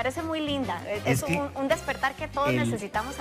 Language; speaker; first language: Spanish; native; Spanish